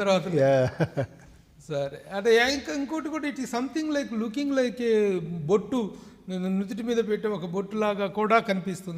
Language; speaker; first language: Telugu; native; Telugu